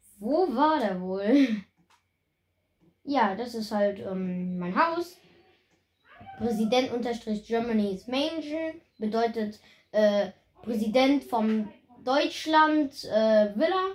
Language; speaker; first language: German; native; German